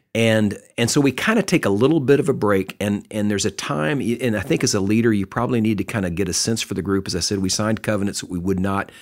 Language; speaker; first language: English; native; English